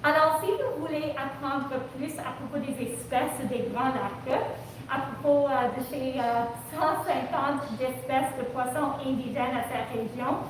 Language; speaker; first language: French; non-native, local second language; English